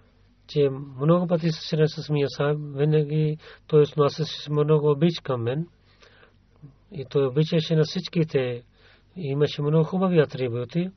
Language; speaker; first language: Bulgarian; non-native, learner; Urdu